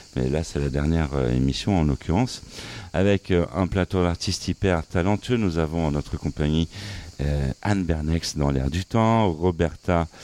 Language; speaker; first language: French; native; French